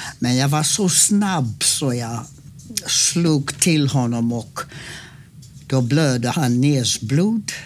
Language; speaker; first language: Swedish; non-native, fluent; English